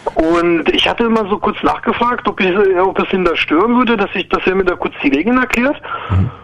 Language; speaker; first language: German; non-native, fluent; Ukrainian